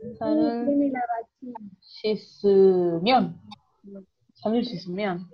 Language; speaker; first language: Korean; non-native, learner; Spanish